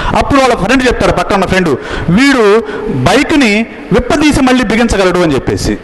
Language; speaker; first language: Telugu; native; Telugu